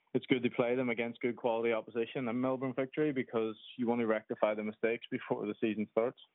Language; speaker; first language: English; native; English